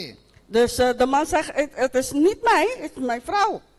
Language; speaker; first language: Dutch; non-native, local second language; Papiamento